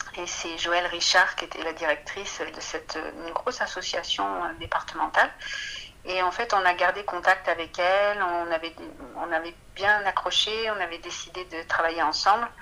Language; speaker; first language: French; native; French